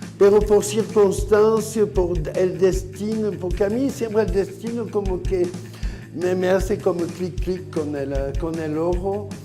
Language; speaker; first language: Spanish; non-native, fluent; French